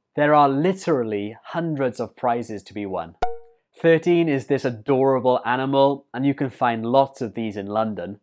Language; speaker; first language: English; native; English